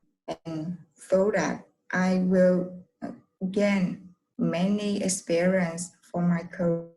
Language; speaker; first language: English; non-native, learner; Vietnamese